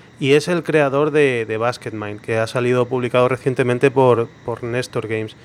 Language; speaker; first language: Spanish; non-native, local second language; Catalan